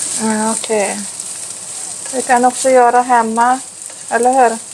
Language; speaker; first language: Swedish; non-native, learner; Filipino